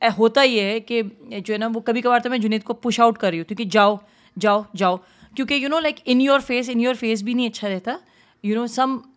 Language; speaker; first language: Urdu; native; Urdu